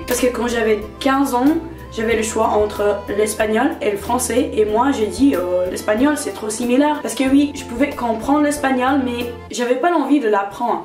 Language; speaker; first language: French; non-native, fluent; Portuguese